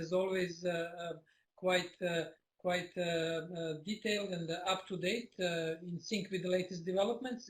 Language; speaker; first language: English; non-native, fluent; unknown